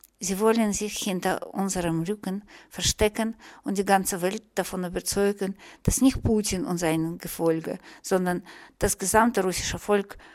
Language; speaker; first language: German; non-native, fluent; Russian